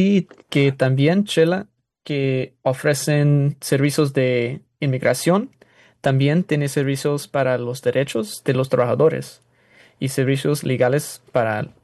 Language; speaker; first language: Spanish; non-native, learner; English